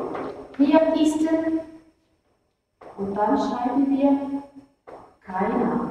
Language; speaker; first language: German; non-native, fluent; Arabic